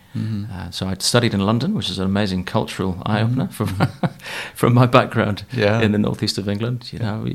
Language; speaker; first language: English; native; English